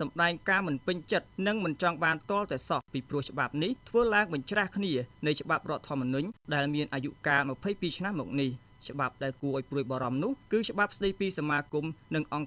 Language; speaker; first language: Khmer; native; Khmer